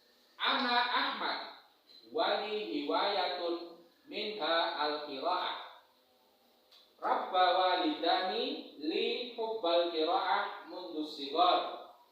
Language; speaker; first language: Arabic; non-native, fluent; Indonesian